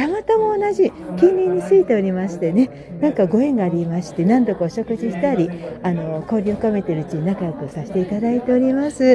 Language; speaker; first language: Japanese; native; Japanese